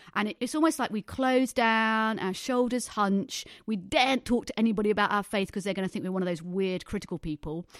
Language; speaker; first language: English; native; English